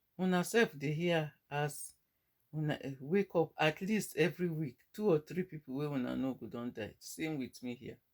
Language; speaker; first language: Nigerian Pidgin; non-native, local second language; Yoruba